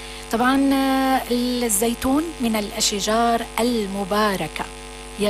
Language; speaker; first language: Arabic; native; Arabic